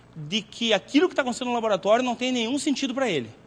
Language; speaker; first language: Portuguese; native; Portuguese